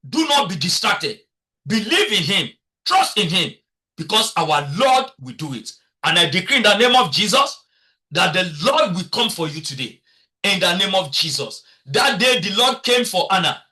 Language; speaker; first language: English; non-native, local second language; Yoruba